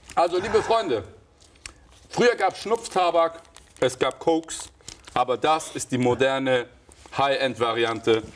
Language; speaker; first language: German; early bilingual, other home language; Turkish